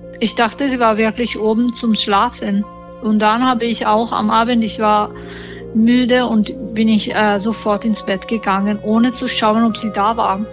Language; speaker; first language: German; non-native, learner; Italian